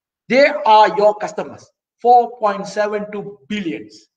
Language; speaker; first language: English; non-native, local second language; Malay